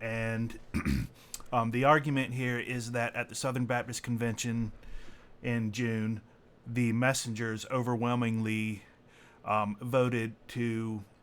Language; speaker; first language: English; native; English